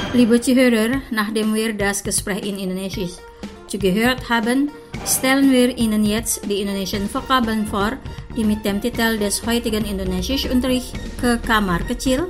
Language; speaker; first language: German; non-native, fluent; Indonesian